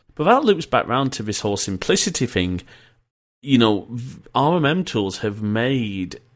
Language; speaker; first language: English; native; English